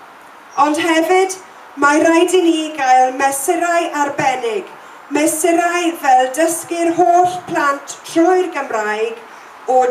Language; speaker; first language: Welsh; non-native, local second language; English